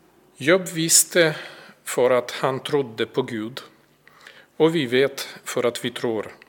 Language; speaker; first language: Swedish; non-native, fluent; Russian